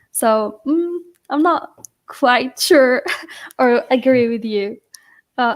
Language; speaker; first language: English; non-native, fluent; Arabic